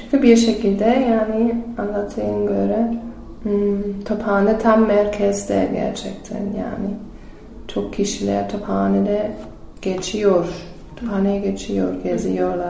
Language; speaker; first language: Turkish; non-native, learner; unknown